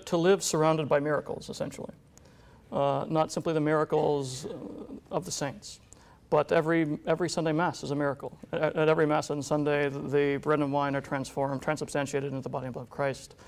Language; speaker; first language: English; native; English